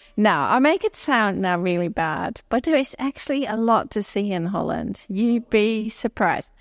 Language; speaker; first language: English; non-native, fluent; Dutch